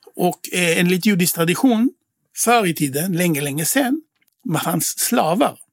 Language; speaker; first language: Swedish; non-native, fluent; Hebrew